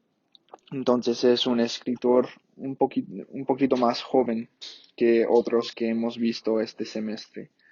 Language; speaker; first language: Spanish; non-native, fluent; English